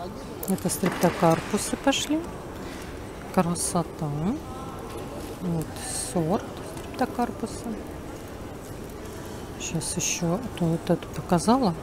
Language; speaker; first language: Russian; native; Russian